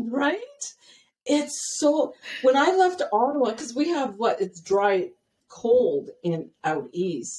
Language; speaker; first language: English; native; English